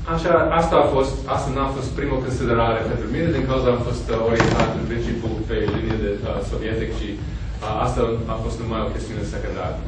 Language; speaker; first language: Romanian; non-native, fluent; English